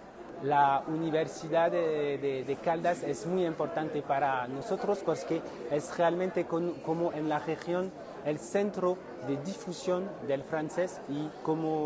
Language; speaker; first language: Spanish; non-native, fluent; French